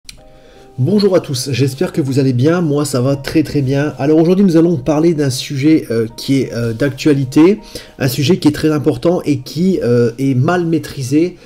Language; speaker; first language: French; native; French